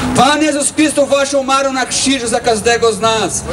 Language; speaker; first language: Polish; non-native, learner; Portuguese